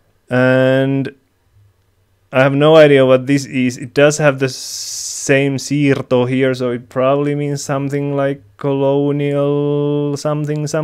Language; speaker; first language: English; non-native, fluent; Finnish